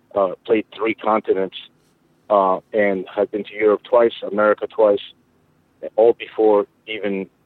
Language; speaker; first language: English; early bilingual, other home language; Spanish